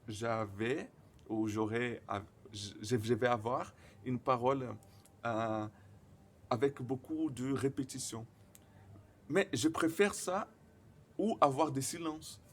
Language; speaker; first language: French; non-native, learner; Portuguese